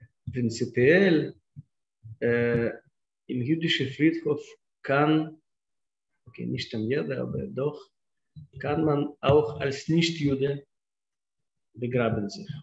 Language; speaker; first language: German; non-native, fluent; Russian